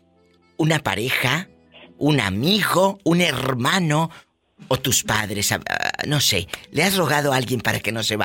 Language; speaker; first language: Spanish; native; Spanish